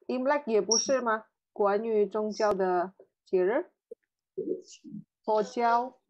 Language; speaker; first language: Chinese; non-native, fluent; Indonesian